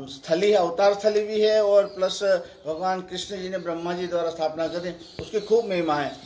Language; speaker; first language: Hindi; non-native, local second language; Gujarati